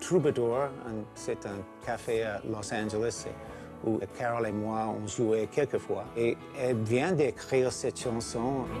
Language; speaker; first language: French; non-native, learner; English